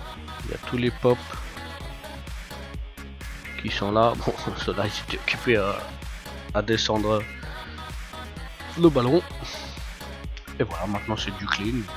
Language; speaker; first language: French; native; French